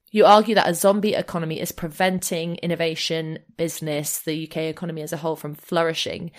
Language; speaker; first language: English; native; English